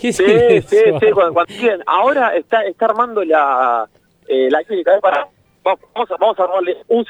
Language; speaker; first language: Spanish; native; Spanish